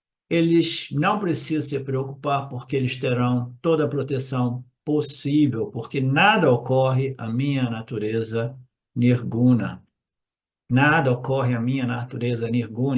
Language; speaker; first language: Portuguese; native; Portuguese